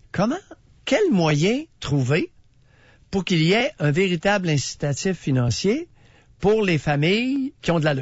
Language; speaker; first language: French; native; French